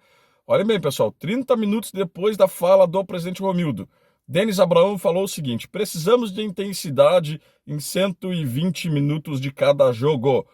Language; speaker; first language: Portuguese; native; Portuguese